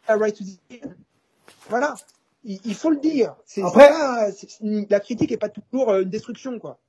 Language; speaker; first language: French; native; French